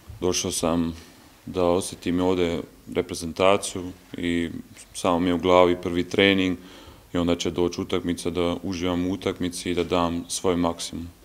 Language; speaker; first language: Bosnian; early bilingual, heritage; Bosnian